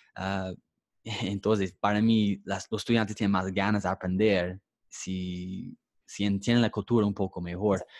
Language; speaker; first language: Spanish; non-native, fluent; English